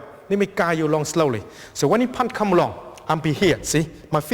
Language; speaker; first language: English; non-native, fluent; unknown